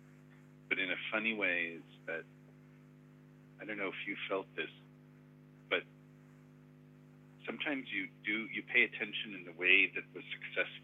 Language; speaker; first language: English; native; English